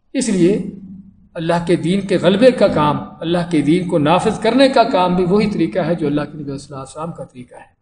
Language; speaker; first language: Urdu; native; Urdu